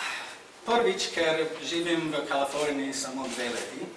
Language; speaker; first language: Slovenian; non-native, fluent; English